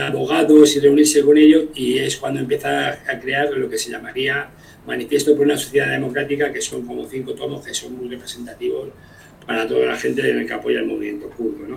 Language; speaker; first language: Spanish; native; Spanish